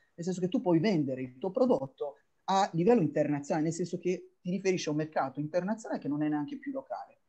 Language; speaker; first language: Italian; native; Italian